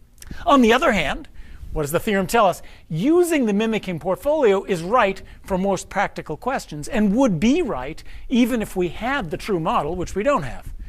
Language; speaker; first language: English; native; English